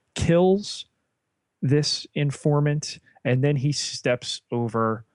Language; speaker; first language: English; native; English